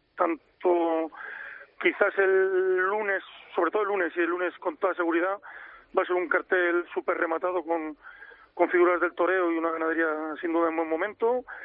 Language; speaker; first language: Spanish; native; Spanish